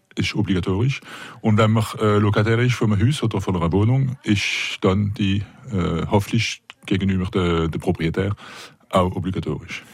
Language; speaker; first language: German; non-native, local second language; French